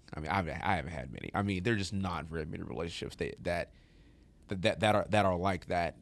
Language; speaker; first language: English; native; English